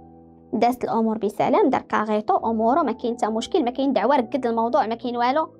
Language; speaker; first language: Arabic; native; Arabic